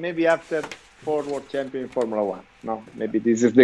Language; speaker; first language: English; non-native, learner; Italian